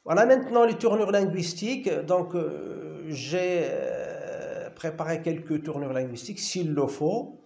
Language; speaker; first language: French; non-native, local second language; Arabic